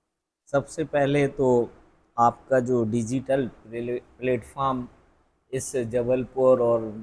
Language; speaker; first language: Hindi; native; Hindi